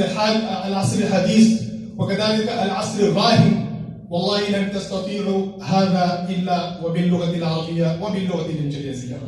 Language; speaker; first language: Arabic; non-native, fluent; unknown